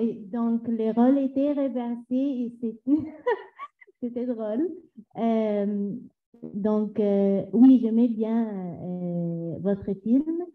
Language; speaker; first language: French; non-native, learner; Arabic